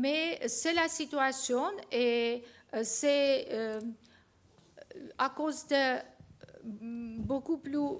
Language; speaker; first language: French; non-native, fluent; Armenian